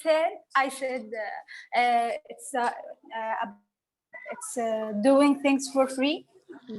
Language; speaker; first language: English; non-native, learner; Arabic